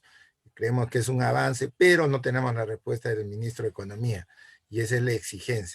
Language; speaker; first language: Spanish; native; Spanish